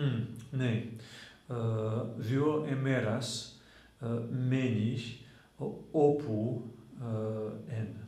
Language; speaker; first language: Greek; non-native, fluent; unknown